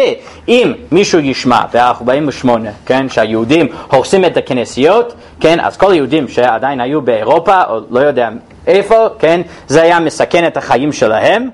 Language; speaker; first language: Hebrew; non-native, fluent; English